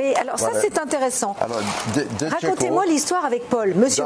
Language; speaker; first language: French; native; French